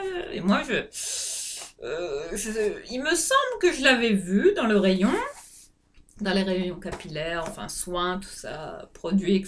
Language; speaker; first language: French; native; French